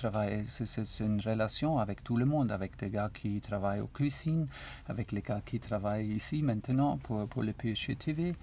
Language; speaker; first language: French; non-native, learner; German